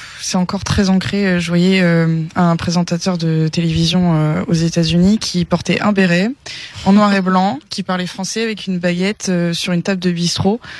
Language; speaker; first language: French; early bilingual, heritage; French